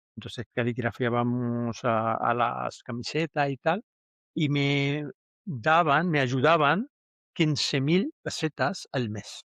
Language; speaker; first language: Spanish; non-native, fluent; Urdu